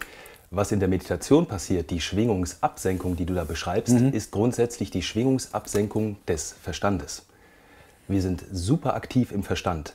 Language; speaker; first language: German; native; German